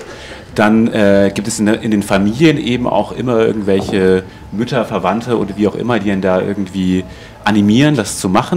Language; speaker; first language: German; native; German